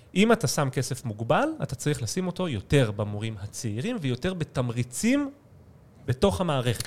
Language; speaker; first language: Hebrew; native; Hebrew